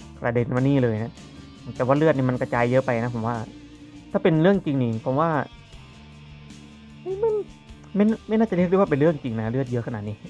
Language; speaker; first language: Thai; native; Thai